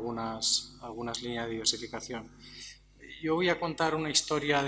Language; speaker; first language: Spanish; native; Spanish